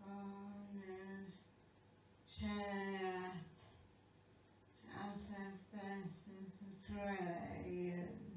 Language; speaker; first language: Swedish; non-native, fluent; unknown